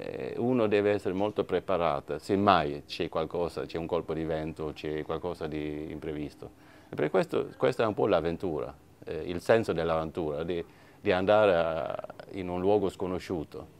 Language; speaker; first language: Italian; non-native, fluent; Swedish